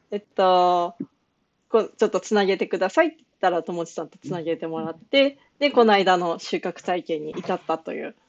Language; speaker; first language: Japanese; non-native, fluent; English